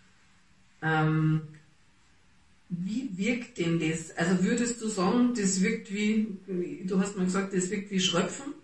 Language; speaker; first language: German; native; German